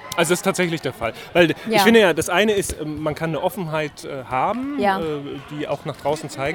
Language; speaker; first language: German; native; German